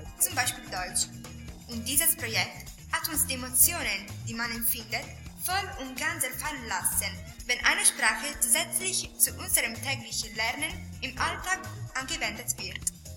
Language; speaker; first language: German; non-native, learner; Italian